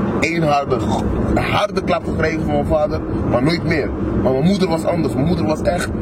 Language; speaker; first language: Dutch; non-native, local second language; Papiamento